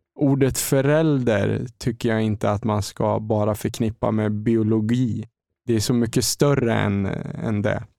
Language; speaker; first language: Swedish; native; Swedish